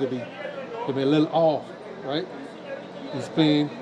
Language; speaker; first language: English; native; English